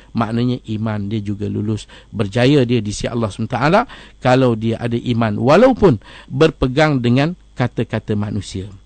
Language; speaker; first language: Malay; native; Malay